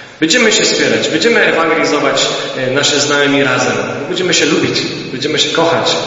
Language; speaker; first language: Polish; early bilingual, heritage; Polish